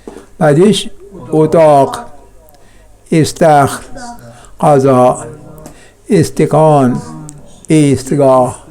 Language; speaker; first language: Persian; non-native, fluent; Kashmiri